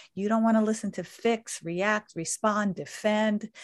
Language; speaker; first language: English; native; English